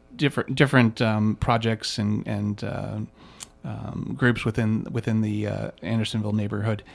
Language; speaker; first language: English; native; English